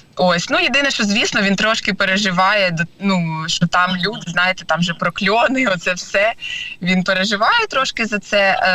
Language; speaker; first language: Ukrainian; non-native, local second language; Russian